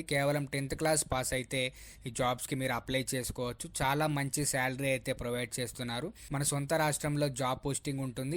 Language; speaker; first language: Telugu; native; Telugu